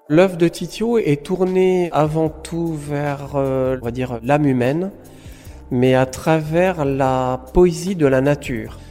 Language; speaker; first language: French; native; French